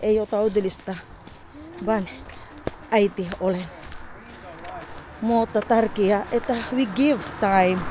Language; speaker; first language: Finnish; non-native, learner; Filipino